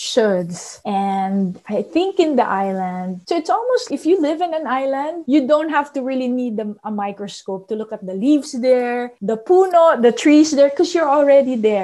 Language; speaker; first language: English; non-native, local second language; Filipino